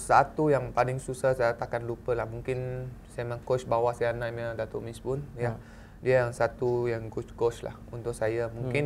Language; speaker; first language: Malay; non-native, local second language; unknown